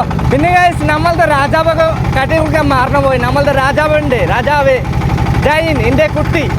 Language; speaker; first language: Malayalam; non-native, learner; Bangla